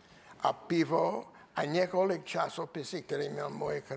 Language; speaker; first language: Czech; non-native, learner; English